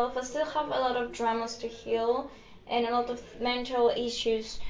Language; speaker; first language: English; non-native, fluent; Greek